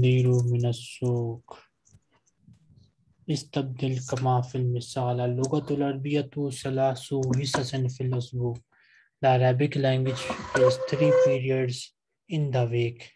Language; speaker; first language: Arabic; non-native, fluent; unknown